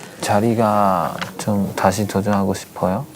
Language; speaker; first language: Korean; non-native, learner; Chinese